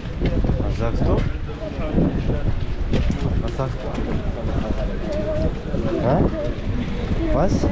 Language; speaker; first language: German; non-native, learner; Hindi